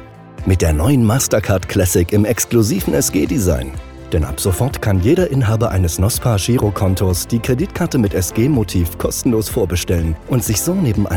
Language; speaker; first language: German; native; German